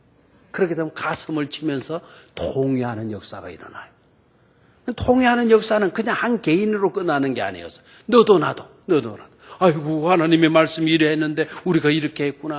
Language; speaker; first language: Korean; native; Korean